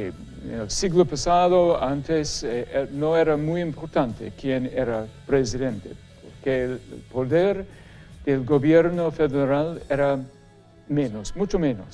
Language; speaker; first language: Spanish; non-native, fluent; English